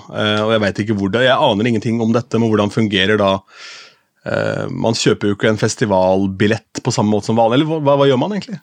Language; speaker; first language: Norwegian; native; Norwegian